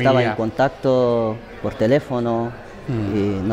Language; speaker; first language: Spanish; non-native, fluent; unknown